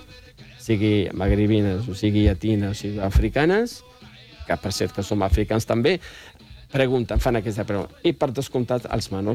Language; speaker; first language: Catalan; non-native, fluent; Riffian